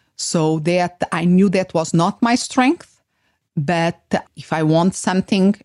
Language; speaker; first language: English; non-native, fluent; Portuguese